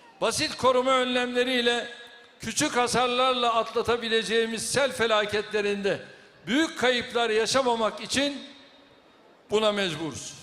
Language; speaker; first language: Turkish; native; Turkish